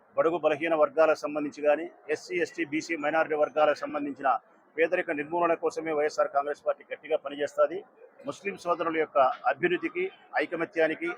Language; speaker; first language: Telugu; native; Telugu